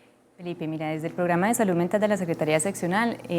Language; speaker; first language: Spanish; native; Spanish